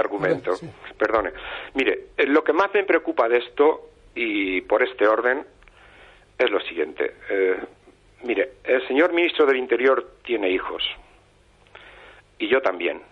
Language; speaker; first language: Spanish; native; Spanish